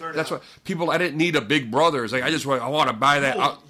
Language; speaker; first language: English; native; English